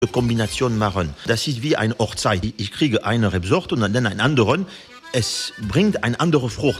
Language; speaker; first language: German; non-native, learner; French